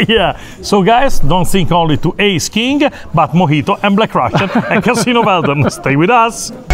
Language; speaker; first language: English; non-native, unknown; Italian